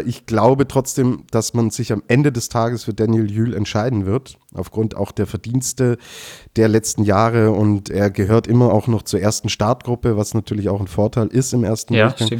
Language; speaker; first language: German; native; German